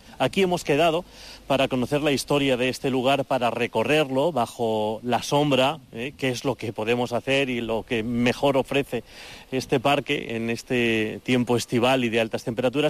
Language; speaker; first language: Spanish; native; Spanish